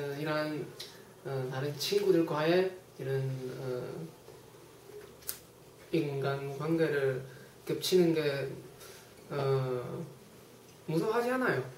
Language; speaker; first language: Korean; non-native, fluent; Chinese